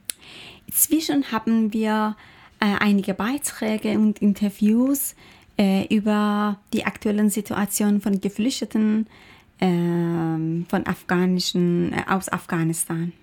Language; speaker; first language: German; non-native, fluent; Persian